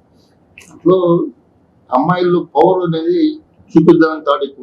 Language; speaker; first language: Telugu; native; Telugu